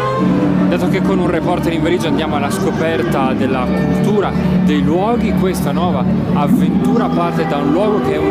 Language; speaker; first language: Italian; native; Italian